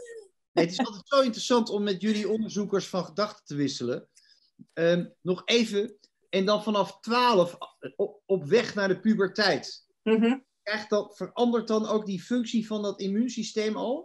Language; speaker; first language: Dutch; native; Dutch